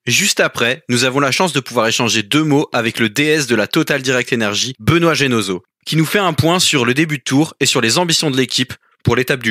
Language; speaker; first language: French; native; French